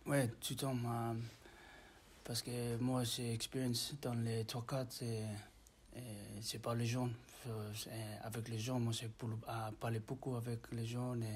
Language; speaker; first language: French; non-native, learner; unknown